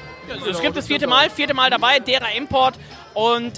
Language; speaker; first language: German; native; German